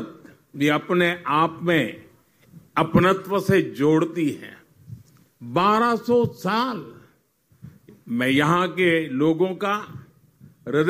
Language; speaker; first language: Hindi; non-native, local second language; Gujarati